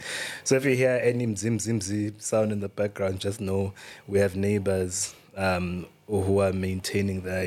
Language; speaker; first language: English; non-native, local second language; Swati